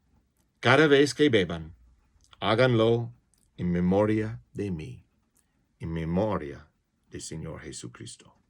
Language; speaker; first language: Spanish; non-native, fluent; English